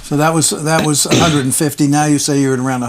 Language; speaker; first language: English; native; English